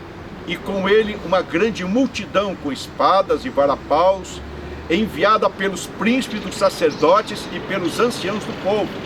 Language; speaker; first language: Portuguese; native; Portuguese